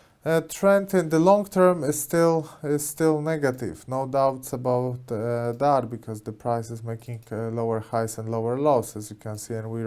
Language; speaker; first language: English; non-native, fluent; Polish